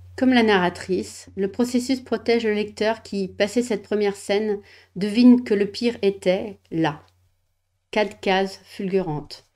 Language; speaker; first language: French; native; French